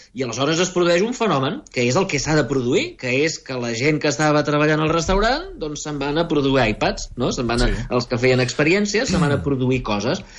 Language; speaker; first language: Catalan; native; Catalan